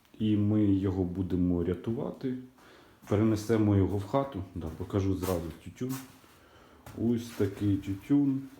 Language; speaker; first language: Ukrainian; native; Ukrainian